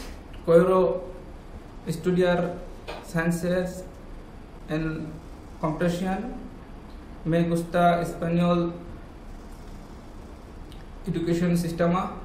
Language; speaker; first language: Spanish; non-native, learner; Bangla